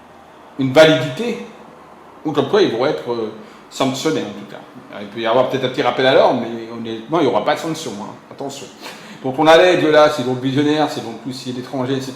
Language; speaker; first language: French; native; French